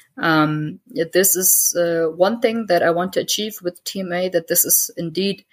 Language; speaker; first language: English; early bilingual, heritage; German